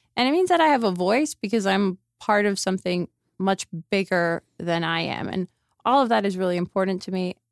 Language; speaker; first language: English; native; English